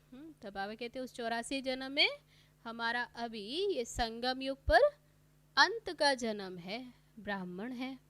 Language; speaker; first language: Hindi; native; Hindi